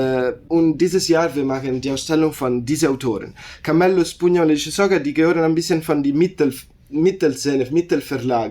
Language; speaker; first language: German; non-native, learner; Italian